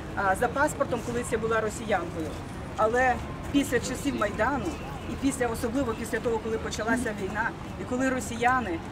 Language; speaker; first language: Ukrainian; native; Ukrainian